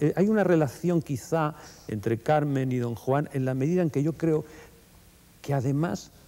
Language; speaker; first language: Spanish; native; Spanish